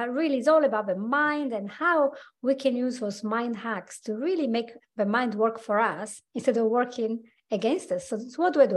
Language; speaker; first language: English; non-native, fluent; Italian